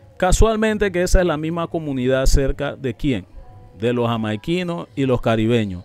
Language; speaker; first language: Spanish; non-native, local second language; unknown